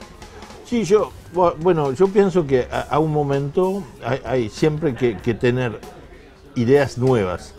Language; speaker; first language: Spanish; non-native, fluent; French